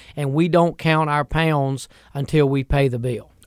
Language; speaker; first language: English; native; English